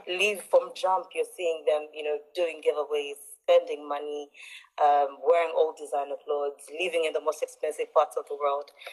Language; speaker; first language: English; non-native, local second language; Ganda